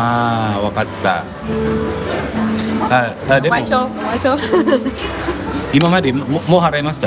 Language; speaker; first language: Japanese; non-native, learner; Indonesian